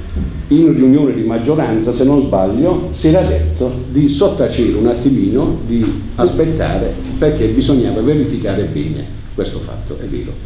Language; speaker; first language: Italian; native; Italian